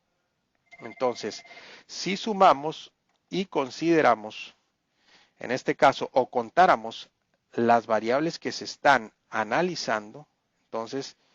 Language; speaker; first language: Spanish; native; Spanish